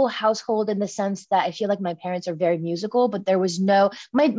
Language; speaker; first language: English; native; English